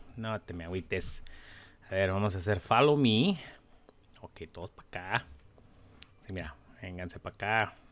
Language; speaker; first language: Spanish; early bilingual, heritage; Spanish